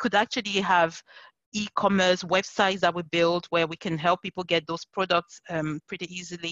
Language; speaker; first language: English; non-native, local second language; French